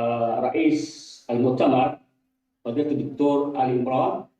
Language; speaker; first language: Arabic; non-native, fluent; Indonesian